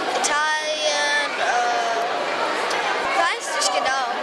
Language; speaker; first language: German; early bilingual, heritage; German